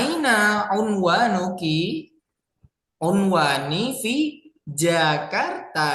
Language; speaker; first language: Arabic; non-native, fluent; Indonesian